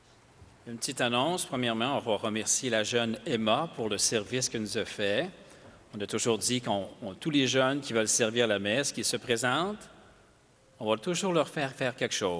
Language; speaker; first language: French; native; French